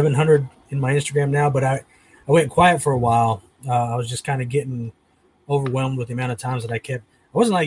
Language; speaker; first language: English; native; English